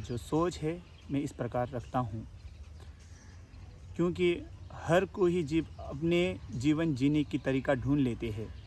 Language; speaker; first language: Hindi; non-native, local second language; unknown